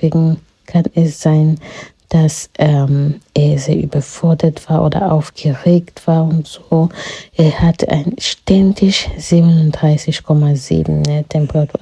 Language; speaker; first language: German; non-native, fluent; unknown